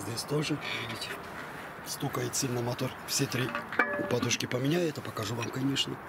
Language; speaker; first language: Russian; non-native, fluent; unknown